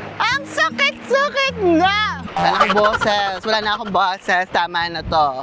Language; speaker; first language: Filipino; native; Filipino